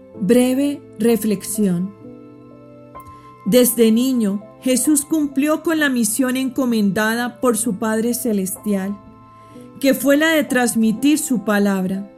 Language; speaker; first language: Spanish; native; Spanish